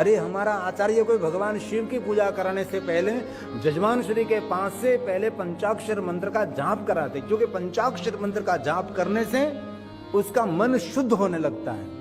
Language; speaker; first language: Hindi; non-native, local second language; Gujarati